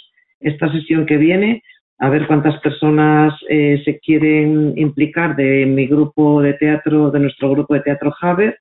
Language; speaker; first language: Spanish; native; Spanish